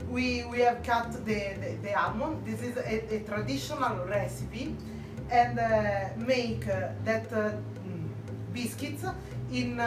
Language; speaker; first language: English; non-native, learner; Italian